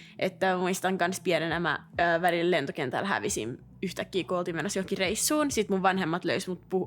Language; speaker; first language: Finnish; non-native, local second language; Swedish